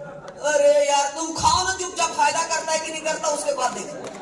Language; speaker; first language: Hindi; native; Hindi